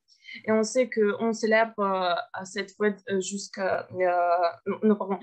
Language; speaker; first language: French; non-native, fluent; Russian